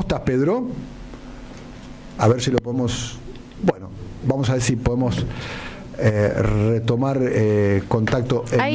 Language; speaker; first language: Spanish; native; Spanish